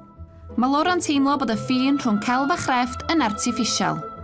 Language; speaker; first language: Welsh; native; Welsh